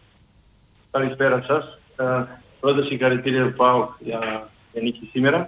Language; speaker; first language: Greek; non-native, learner; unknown